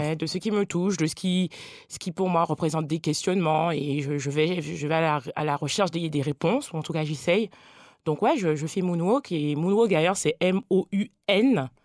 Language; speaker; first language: French; native; French